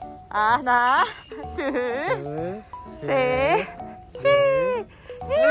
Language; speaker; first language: Korean; native; Korean